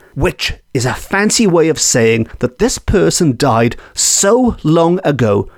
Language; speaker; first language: English; native; English